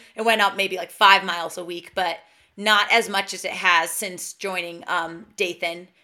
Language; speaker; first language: English; native; English